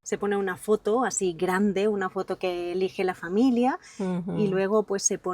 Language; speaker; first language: Spanish; native; Spanish